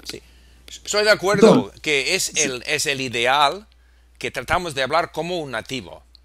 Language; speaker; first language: Spanish; non-native, fluent; English